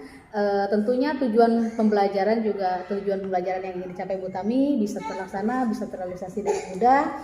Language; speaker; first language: Indonesian; native; Indonesian